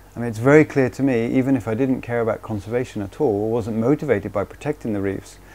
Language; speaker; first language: English; native; English